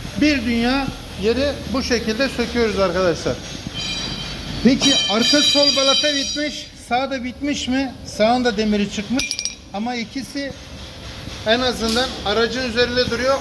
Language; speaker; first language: Turkish; native; Turkish